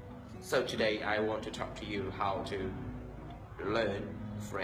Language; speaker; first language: English; non-native, fluent; Vietnamese